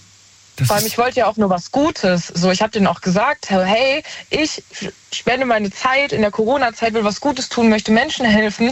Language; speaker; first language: German; native; German